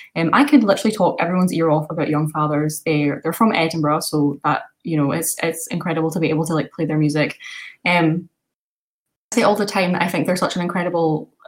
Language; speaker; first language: English; native; English